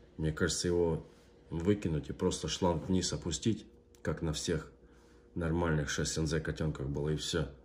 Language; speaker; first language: Russian; native; Russian